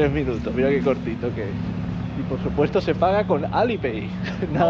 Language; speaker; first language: Spanish; native; Spanish